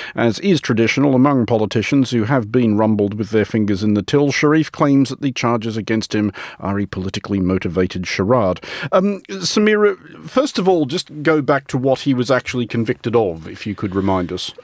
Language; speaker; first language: English; native; English